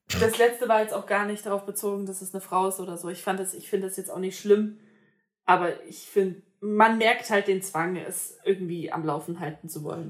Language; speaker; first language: German; native; German